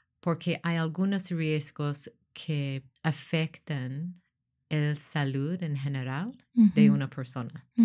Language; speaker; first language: Spanish; non-native, learner; English